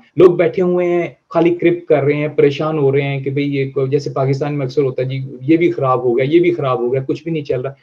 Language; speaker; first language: Urdu; native; Urdu